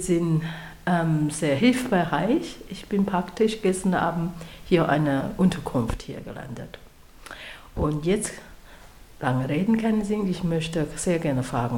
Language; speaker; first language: German; non-native, learner; Chinese